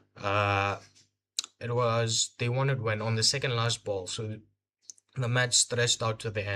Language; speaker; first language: English; non-native, local second language; Hindi